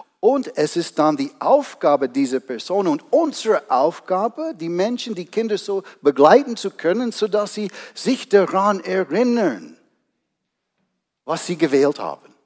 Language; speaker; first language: German; non-native, fluent; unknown